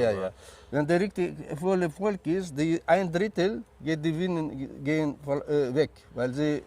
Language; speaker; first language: German; non-native, learner; Russian